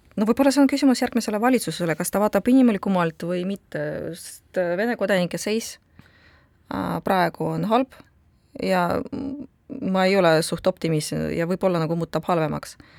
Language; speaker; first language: Estonian; non-native, local second language; Russian